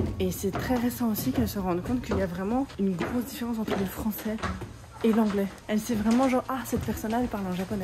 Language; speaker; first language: French; native; French